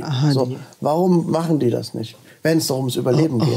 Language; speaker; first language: German; native; German